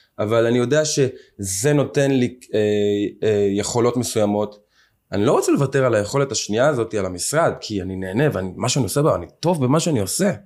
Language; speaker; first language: Hebrew; native; Hebrew